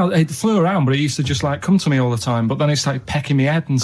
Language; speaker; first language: English; native; English